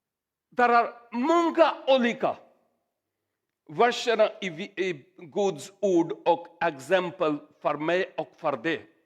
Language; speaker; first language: Swedish; non-native, learner; Urdu